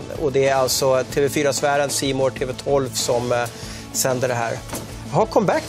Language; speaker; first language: Swedish; native; Swedish